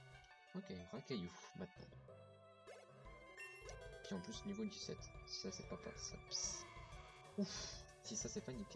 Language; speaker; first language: French; native; French